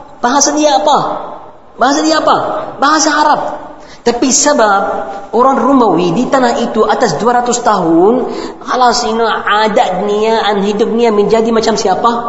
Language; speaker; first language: Indonesian; non-native, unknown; Arabic